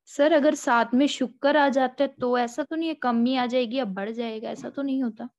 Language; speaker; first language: Hindi; native; Hindi